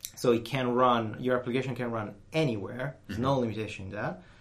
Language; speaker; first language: English; non-native, fluent; Italian